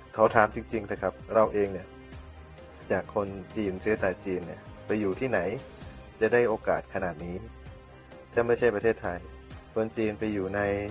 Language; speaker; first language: Thai; native; Thai